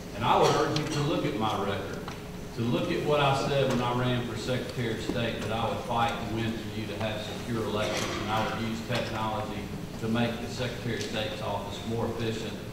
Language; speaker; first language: English; native; English